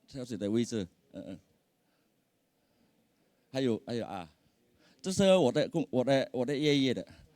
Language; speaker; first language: Chinese; early bilingual, heritage; Hakka Chinese